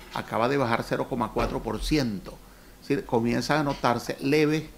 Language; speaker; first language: Spanish; native; Spanish